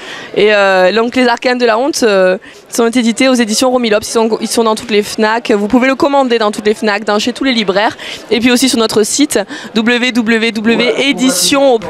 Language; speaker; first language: French; native; French